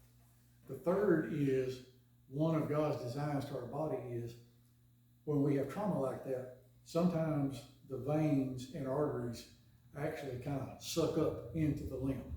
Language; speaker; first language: English; native; English